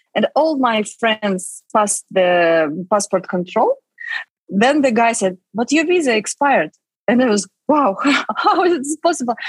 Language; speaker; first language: English; non-native, fluent; Russian